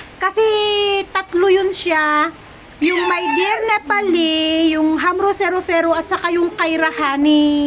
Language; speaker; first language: Filipino; native; Filipino